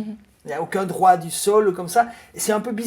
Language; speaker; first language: French; native; French